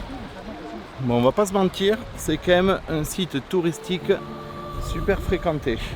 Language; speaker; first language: French; native; French